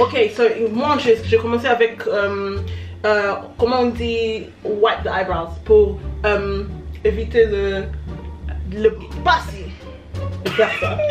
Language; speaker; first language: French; early bilingual, heritage; French